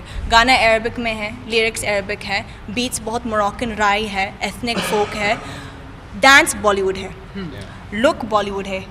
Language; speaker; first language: Hindi; non-native, fluent; English